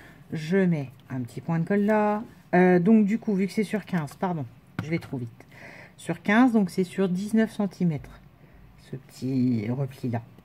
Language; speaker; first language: French; native; French